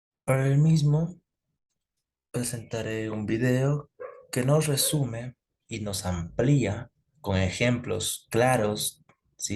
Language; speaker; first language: Spanish; native; Spanish